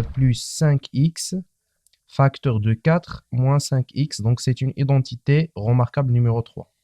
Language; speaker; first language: French; non-native, local second language; Arabic